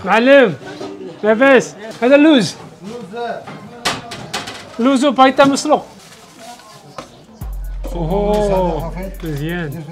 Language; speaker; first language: Arabic; non-native, learner; Korean